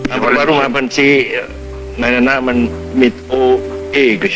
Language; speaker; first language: German; non-native, fluent; Javanese